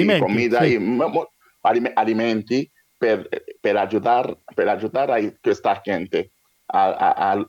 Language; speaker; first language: Spanish; non-native, learner; Haitian Creole